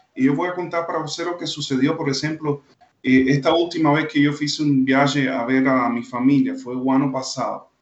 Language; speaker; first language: Portuguese; non-native, fluent; Spanish